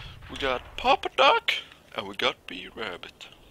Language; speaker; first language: English; non-native, fluent; Swedish